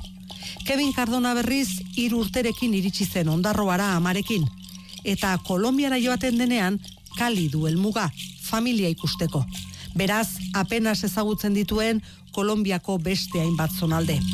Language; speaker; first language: Basque; native; Basque